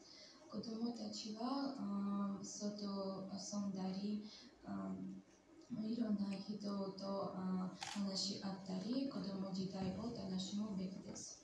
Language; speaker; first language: Japanese; non-native, fluent; Armenian